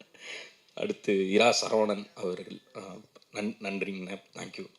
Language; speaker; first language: Tamil; native; Tamil